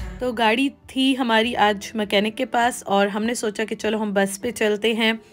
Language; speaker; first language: Urdu; native; Urdu